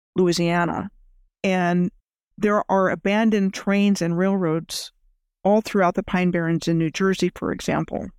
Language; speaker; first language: English; native; English